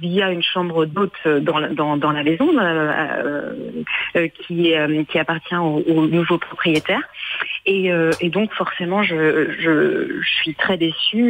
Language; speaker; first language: French; native; French